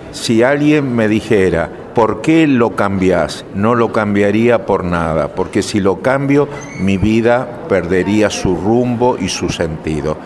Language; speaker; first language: Spanish; native; Spanish